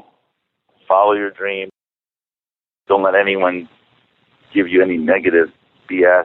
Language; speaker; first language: English; early bilingual, other home language; Czech